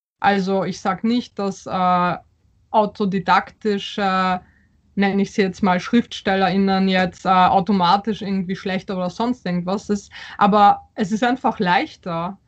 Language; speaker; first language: German; early bilingual, other home language; Polish